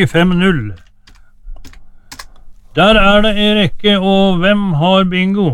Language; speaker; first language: Norwegian; native; Norwegian